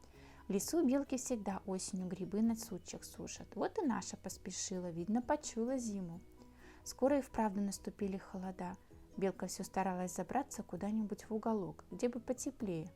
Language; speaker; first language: Russian; native; Russian